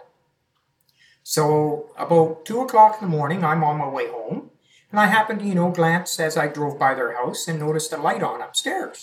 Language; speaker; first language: English; native; English